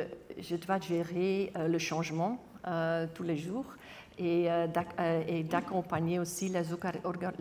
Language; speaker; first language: French; non-native, local second language; Dutch